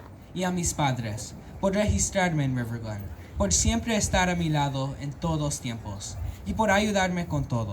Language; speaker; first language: Spanish; non-native, local second language; English